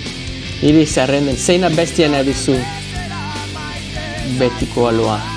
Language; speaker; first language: Basque; non-native, learner; English